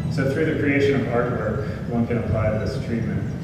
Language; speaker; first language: English; native; English